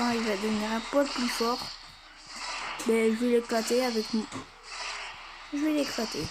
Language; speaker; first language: French; native; French